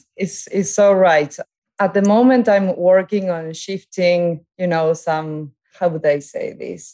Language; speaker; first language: English; non-native, fluent; Spanish